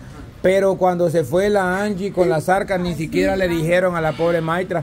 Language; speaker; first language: Spanish; native; Spanish